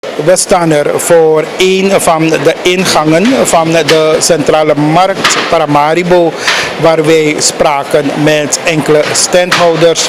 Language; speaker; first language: Dutch; native; Dutch